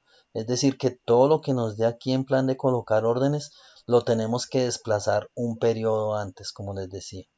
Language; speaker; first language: Spanish; native; Spanish